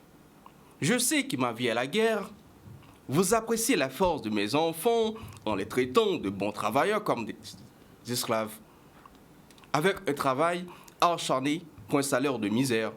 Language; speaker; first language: French; non-native, local second language; Haitian Creole